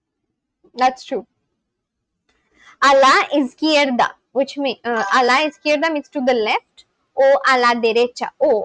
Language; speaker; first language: Spanish; non-native, learner; English